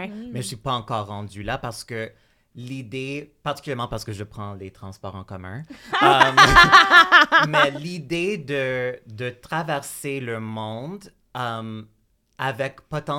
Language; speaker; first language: French; native; French